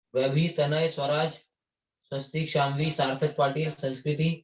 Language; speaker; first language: Hindi; non-native, local second language; Marathi